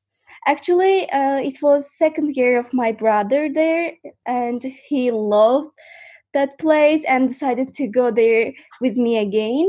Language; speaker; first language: English; non-native, fluent; Azerbaijani